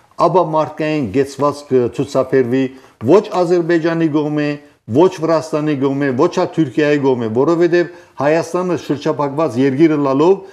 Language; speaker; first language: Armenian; early bilingual, heritage; Armenian